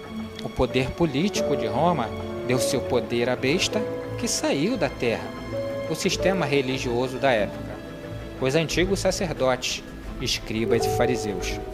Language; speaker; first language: Portuguese; native; Portuguese